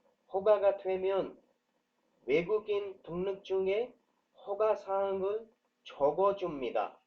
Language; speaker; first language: Korean; non-native, fluent; Urdu